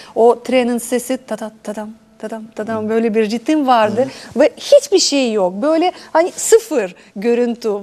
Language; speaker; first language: Turkish; non-native, fluent; Russian